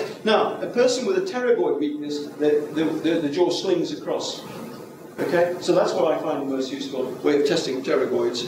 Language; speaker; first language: English; native; English